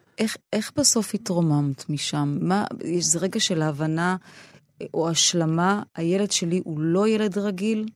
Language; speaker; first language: Hebrew; native; Hebrew